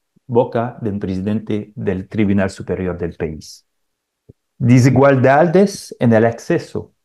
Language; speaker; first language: Spanish; non-native, fluent; French